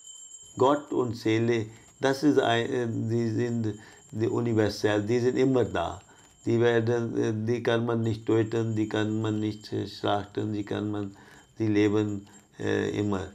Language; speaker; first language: German; non-native, fluent; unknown